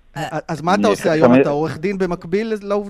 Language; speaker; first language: Hebrew; native; Hebrew